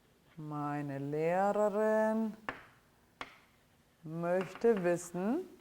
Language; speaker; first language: German; non-native, fluent; English